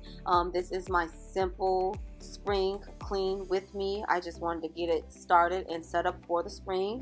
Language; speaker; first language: English; native; English